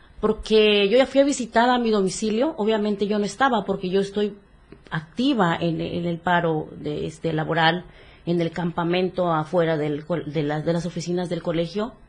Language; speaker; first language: Spanish; native; Spanish